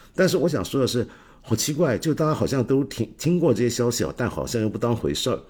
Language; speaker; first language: Chinese; non-native, fluent; Cantonese